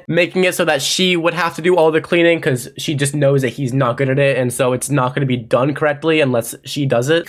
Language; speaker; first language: English; native; English